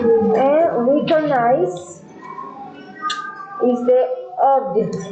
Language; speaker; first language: English; non-native, learner; Spanish